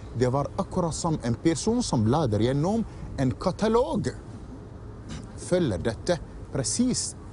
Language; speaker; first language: Norwegian; non-native, fluent; Arabic